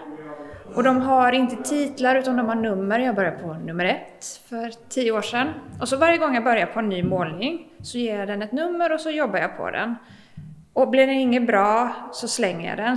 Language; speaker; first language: Swedish; native; Swedish